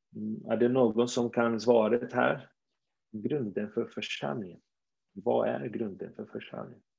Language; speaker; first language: Swedish; non-native, fluent; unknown